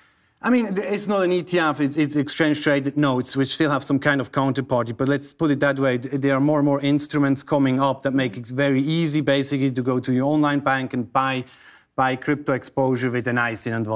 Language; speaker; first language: English; non-native, fluent; German